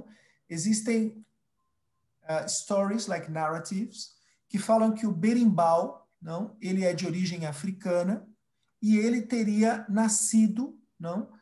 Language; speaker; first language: Portuguese; early bilingual, other home language; Spanish